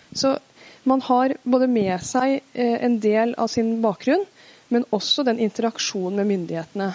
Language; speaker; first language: Norwegian; early bilingual, other home language; Persian